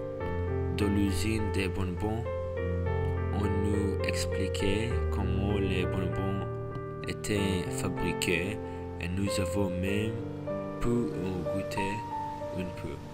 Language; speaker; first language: French; non-native, learner; English